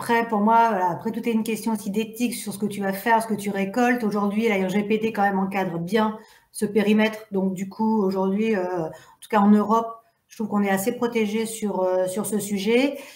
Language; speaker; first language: French; native; French